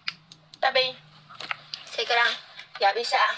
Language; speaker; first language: Indonesian; non-native, learner; Vietnamese